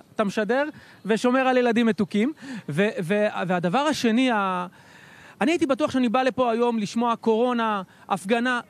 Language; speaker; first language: Hebrew; native; Hebrew